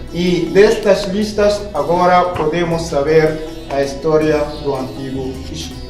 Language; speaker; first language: Portuguese; non-native, fluent; Arabic